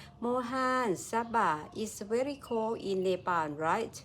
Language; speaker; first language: English; non-native, learner; Thai